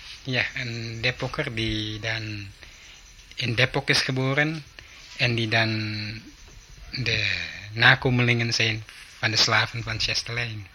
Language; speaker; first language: Dutch; early bilingual, heritage; Dutch